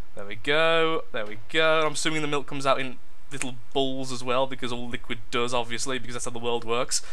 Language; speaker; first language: English; native; English